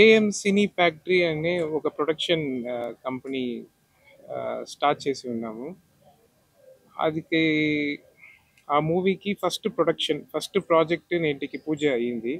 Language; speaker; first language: Telugu; non-native, local second language; Tamil